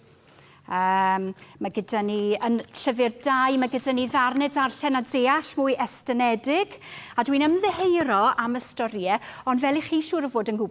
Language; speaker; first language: Welsh; native; Welsh